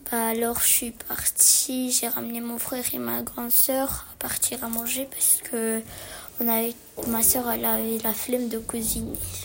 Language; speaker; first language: French; early bilingual, other home language; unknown